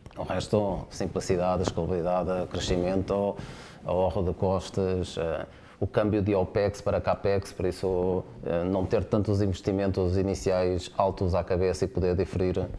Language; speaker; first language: Spanish; non-native, learner; Portuguese